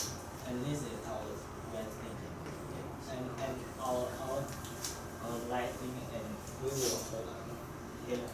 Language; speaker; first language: English; non-native, learner; Chinese